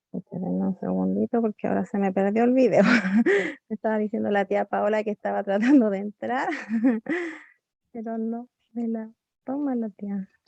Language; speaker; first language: Spanish; native; Spanish